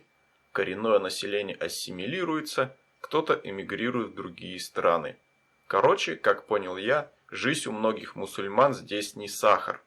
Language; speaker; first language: Russian; native; Russian